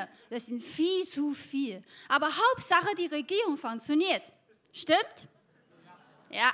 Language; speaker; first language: German; non-native, fluent; Chinese